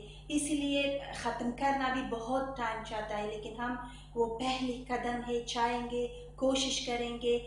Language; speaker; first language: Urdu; non-native, learner; Persian